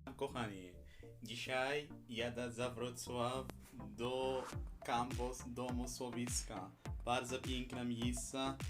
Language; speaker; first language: Polish; non-native, learner; Arabic